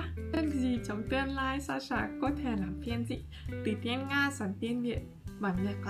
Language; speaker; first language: Vietnamese; non-native, fluent; Russian